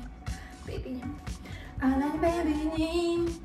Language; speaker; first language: Persian; non-native, learner; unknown